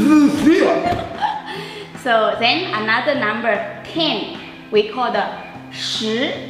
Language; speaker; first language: English; non-native, learner; Chinese